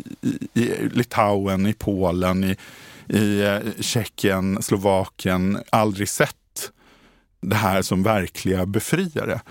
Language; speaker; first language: Swedish; native; Swedish